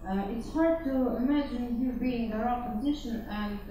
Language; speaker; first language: English; non-native, learner; Russian